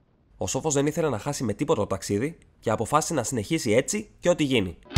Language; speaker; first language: Greek; native; Greek